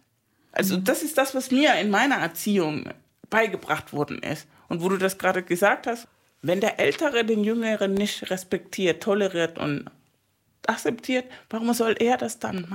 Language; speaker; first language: German; non-native, fluent; Spanish